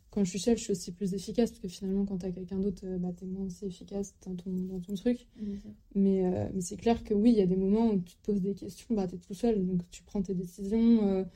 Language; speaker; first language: French; native; French